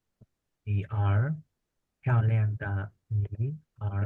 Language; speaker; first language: Chinese; non-native, fluent; Khmer